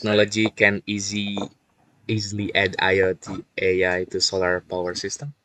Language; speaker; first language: English; non-native, learner; Indonesian